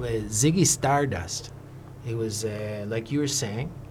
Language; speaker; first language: English; native; English